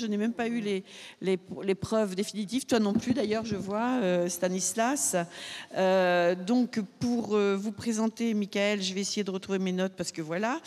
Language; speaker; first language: French; native; French